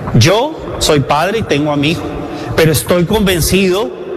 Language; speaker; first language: Spanish; native; Spanish